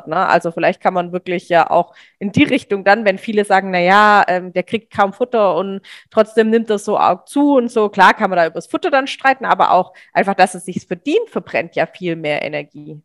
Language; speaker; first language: German; native; German